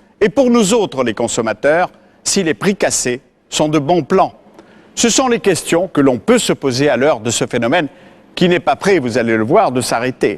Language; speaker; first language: French; native; French